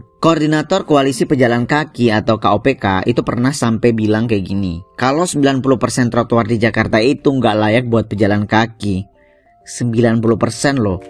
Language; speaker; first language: Indonesian; native; Indonesian